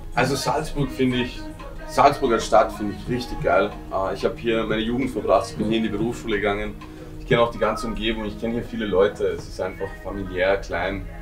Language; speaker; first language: German; early bilingual, other home language; Serbian